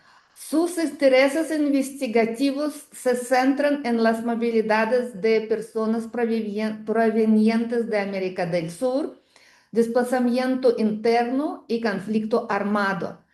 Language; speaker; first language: Spanish; non-native, fluent; Russian